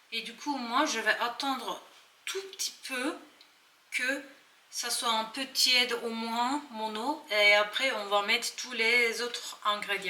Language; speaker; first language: French; non-native, learner; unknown